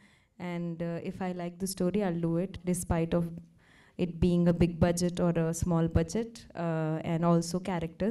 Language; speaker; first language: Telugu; non-native, fluent; Hindi